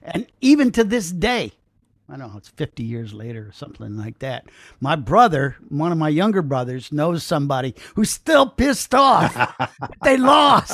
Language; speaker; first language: English; native; English